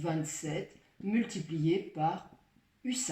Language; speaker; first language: French; native; French